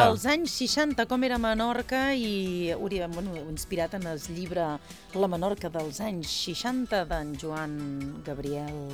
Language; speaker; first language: Catalan; native; Catalan